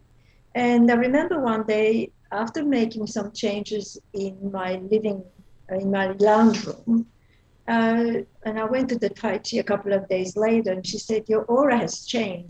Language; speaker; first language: English; non-native, fluent; Dutch